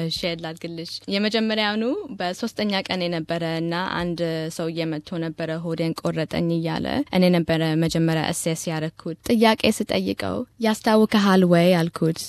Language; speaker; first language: Amharic; early bilingual, heritage; Amharic